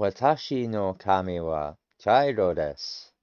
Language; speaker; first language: Japanese; non-native, learner; English